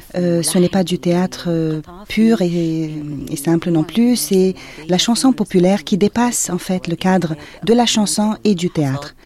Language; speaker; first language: French; non-native, fluent; Arabic